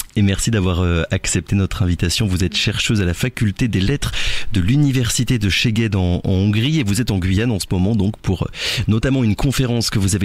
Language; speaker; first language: French; native; French